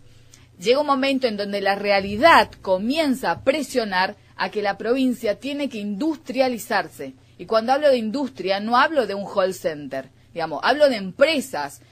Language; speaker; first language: Spanish; native; Spanish